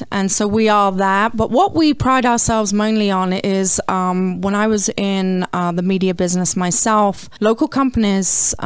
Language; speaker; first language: English; native; English